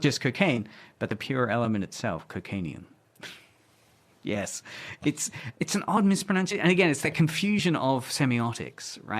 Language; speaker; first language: English; native; English